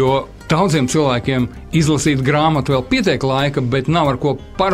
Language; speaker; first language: Latvian; native; Latvian